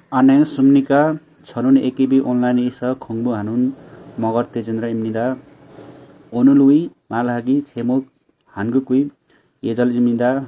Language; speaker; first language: Korean; non-native, learner; Nepali